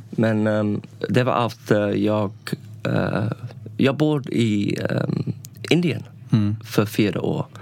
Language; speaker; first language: Swedish; non-native, learner; English